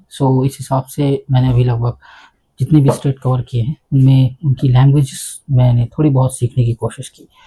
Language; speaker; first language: Hindi; native; Hindi